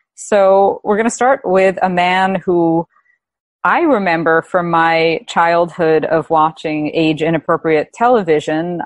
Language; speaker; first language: English; native; English